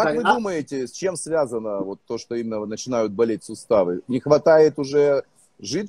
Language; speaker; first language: Russian; native; Russian